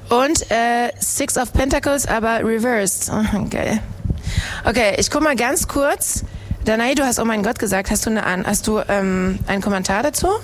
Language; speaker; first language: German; non-native, fluent; French